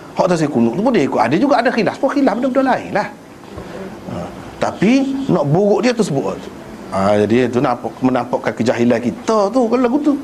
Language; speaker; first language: Malay; native; Malay